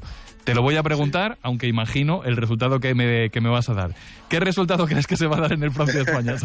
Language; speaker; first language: Spanish; native; Spanish